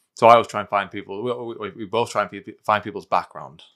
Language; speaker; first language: English; native; English